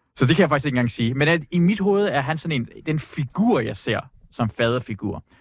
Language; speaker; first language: Danish; early bilingual, other home language; Persian